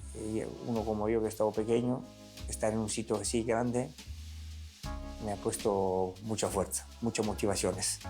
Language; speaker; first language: Spanish; non-native, fluent; Italian